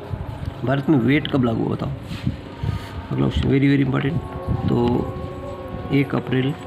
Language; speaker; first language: Hindi; native; Hindi